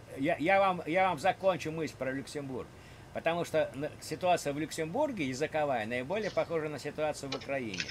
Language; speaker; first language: Russian; native; Russian